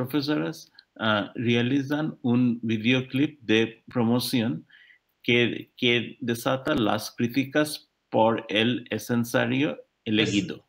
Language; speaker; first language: Spanish; non-native, learner; English